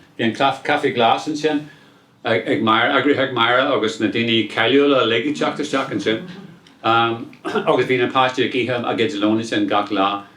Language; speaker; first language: Irish; non-native, local second language; English